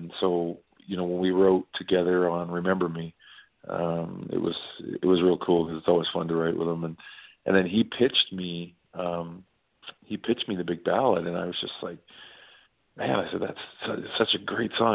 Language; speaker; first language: English; native; English